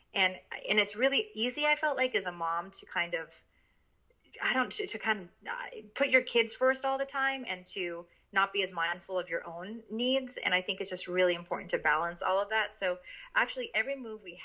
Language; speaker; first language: English; early bilingual, other home language; Japanese